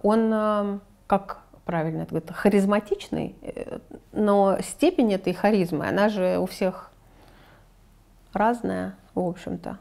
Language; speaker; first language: Russian; native; Russian